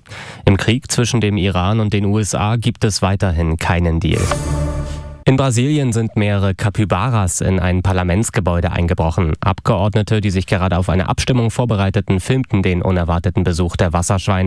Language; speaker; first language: German; native; German